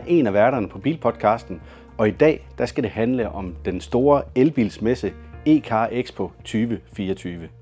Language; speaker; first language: Danish; native; Danish